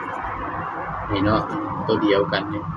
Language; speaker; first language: Thai; non-native, local second language; Lao